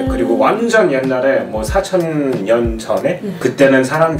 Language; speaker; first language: Korean; non-native, fluent; German